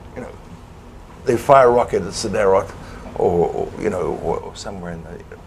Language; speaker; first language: English; native; English